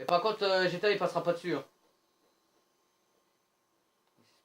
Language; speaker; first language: French; native; French